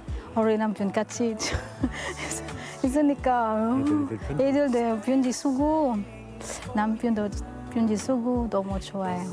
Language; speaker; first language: Korean; non-native, learner; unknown